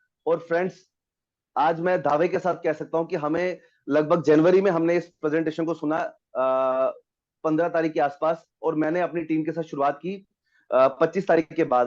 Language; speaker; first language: Hindi; native; Hindi